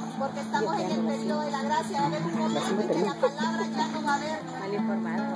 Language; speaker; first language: Spanish; native; Spanish